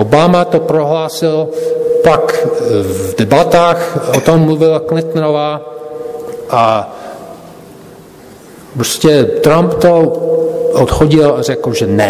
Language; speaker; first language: Czech; non-native, fluent; English